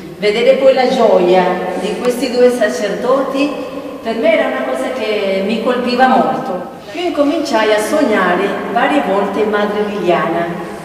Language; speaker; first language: Italian; non-native, fluent; Spanish